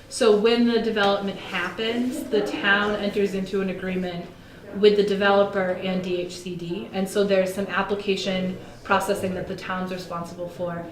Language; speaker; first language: English; native; English